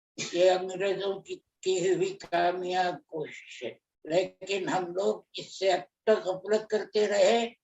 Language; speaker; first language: Urdu; native; Urdu